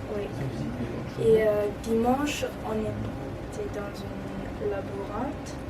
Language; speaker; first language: French; non-native, learner; German